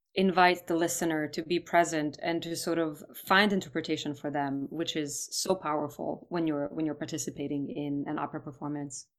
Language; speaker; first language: English; non-native, fluent; Serbian